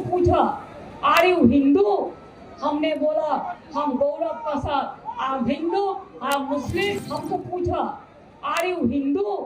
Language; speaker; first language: Hindi; non-native, local second language; Bangla